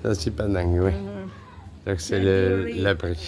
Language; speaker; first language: French; native; French